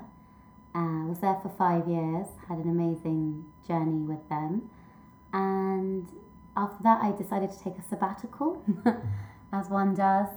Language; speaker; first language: English; native; English